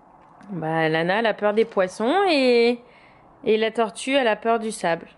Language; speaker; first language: French; native; French